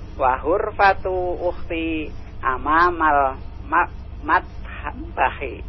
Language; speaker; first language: Arabic; non-native, learner; Indonesian